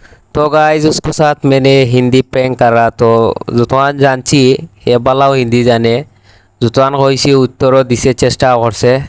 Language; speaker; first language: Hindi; non-native, learner; Sylheti